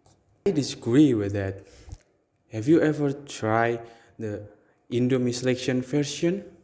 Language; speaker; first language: English; non-native, learner; Indonesian